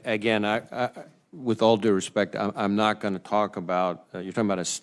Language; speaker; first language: English; native; English